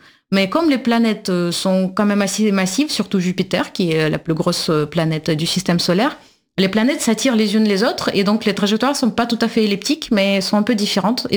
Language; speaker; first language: French; non-native, fluent; Russian